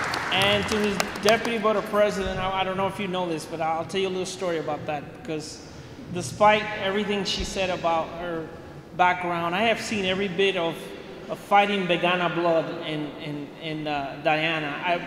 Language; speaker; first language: English; non-native, fluent; Spanish